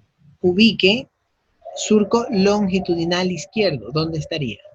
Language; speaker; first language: Spanish; native; Spanish